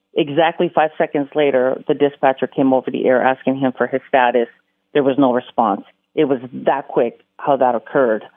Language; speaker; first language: English; early bilingual, other home language; Spanish